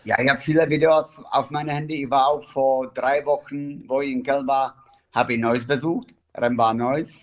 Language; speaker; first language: German; non-native, fluent; Czech